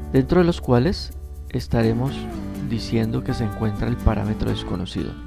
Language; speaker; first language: Spanish; native; Spanish